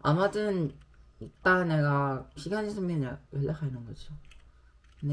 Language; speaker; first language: Korean; non-native, learner; Filipino